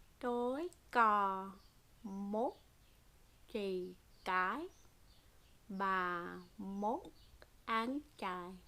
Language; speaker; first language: Vietnamese; non-native, learner; English